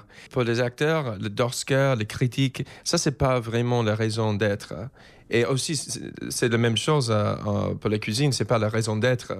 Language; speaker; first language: French; non-native, learner; English